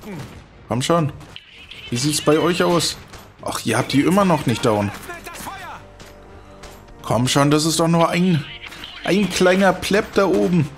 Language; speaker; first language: German; native; German